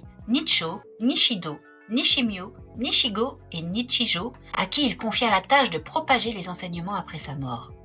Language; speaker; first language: French; native; French